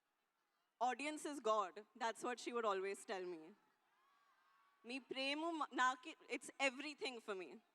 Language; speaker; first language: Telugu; non-native, learner; Hindi